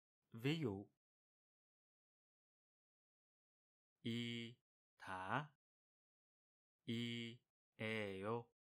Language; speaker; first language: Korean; non-native, fluent; Vietnamese